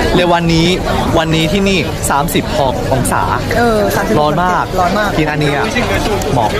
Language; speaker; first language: Thai; non-native, fluent; Indonesian